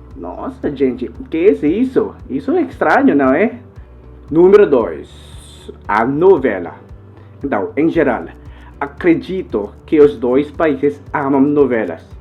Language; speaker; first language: Portuguese; non-native, learner; Filipino